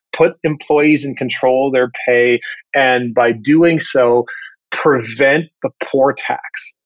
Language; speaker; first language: English; native; English